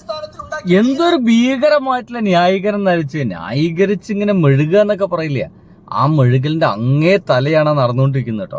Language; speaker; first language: Malayalam; native; Malayalam